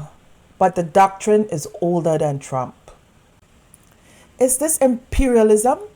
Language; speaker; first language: English; native; English